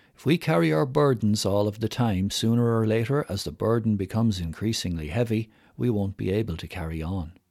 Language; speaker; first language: English; native; English